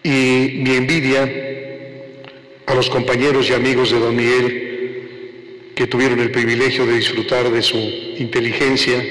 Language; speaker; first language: Spanish; native; Spanish